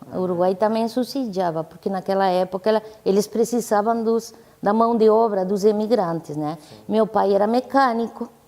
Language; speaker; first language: Portuguese; non-native, fluent; Spanish